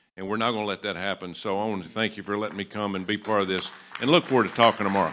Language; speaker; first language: English; native; English